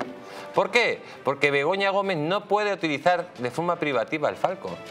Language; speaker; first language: Spanish; native; Spanish